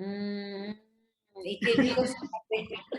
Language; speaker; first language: Spanish; non-native, learner; English